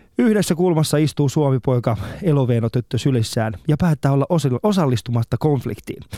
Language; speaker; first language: Finnish; early bilingual, other home language; Persian